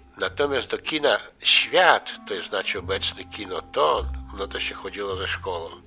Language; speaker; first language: Polish; native; Polish